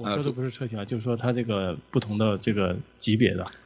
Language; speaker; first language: Chinese; native; Chinese